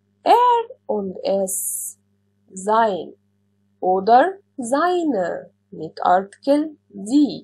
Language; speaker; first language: German; non-native, fluent; Arabic